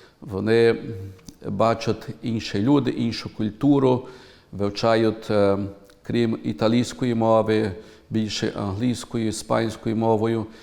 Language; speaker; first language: Ukrainian; early bilingual, heritage; Ukrainian